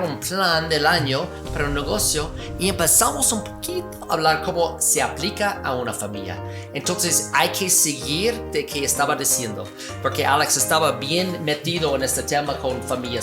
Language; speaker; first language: Spanish; non-native, fluent; English